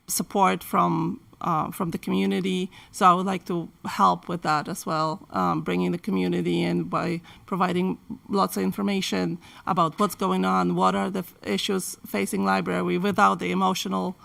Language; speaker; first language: English; non-native, fluent; Polish